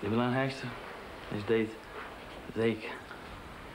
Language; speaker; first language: Dutch; non-native, learner; Portuguese